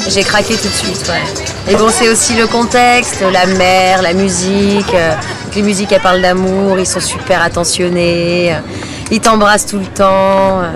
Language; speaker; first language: French; native; French